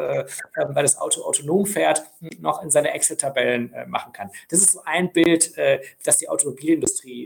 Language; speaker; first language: German; native; German